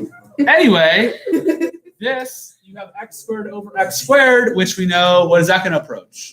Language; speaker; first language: English; native; English